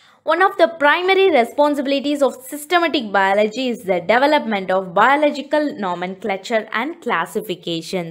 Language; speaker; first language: English; non-native, local second language; Tamil